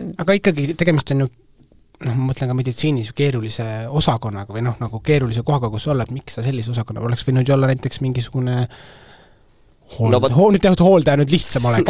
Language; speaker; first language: Estonian; native; Estonian